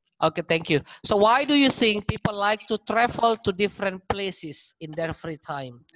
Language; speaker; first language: English; non-native, learner; Indonesian